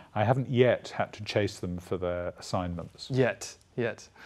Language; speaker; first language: English; native; English